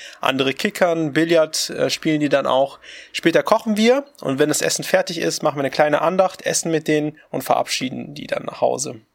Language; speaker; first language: German; early bilingual, other home language; Russian